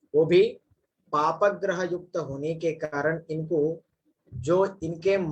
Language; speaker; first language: Hindi; non-native, local second language; Kannada